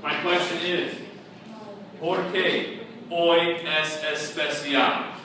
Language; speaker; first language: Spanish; non-native, fluent; English